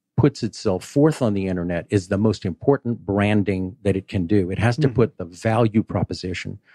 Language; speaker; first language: English; native; English